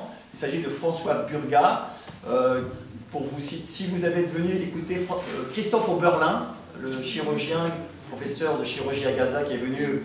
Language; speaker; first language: French; native; French